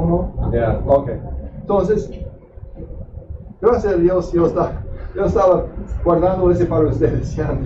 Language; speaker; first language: Spanish; non-native, fluent; English